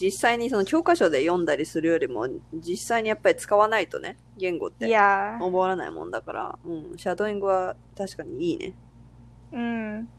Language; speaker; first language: Japanese; non-native, fluent; English